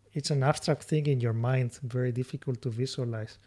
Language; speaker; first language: English; non-native, fluent; Spanish